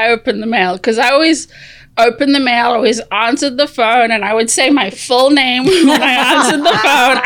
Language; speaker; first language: English; native; English